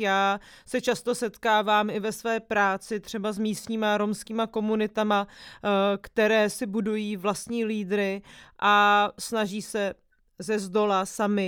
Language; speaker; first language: Czech; native; Czech